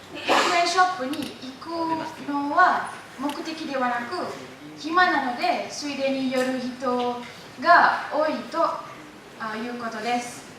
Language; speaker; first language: Japanese; non-native, learner; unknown